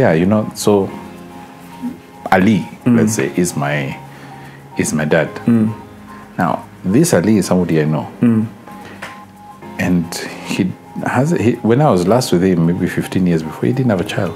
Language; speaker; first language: English; non-native, local second language; Swahili